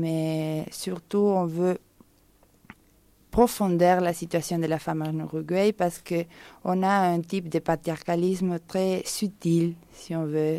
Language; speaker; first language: French; non-native, fluent; Spanish